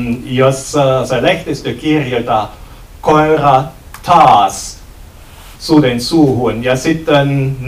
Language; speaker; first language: Finnish; non-native, learner; German